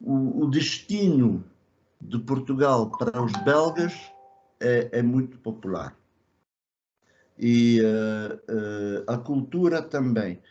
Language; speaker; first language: Portuguese; early bilingual, other home language; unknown